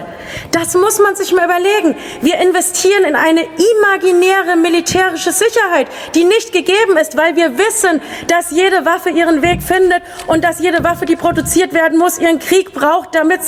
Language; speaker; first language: German; native; German